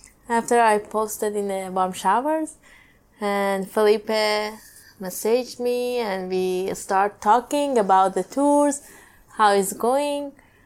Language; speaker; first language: English; non-native, learner; Persian